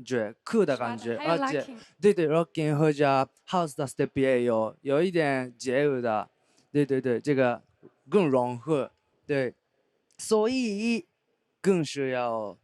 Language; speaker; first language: Chinese; non-native, fluent; Japanese